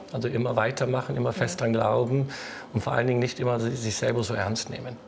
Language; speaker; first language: German; non-native, fluent; English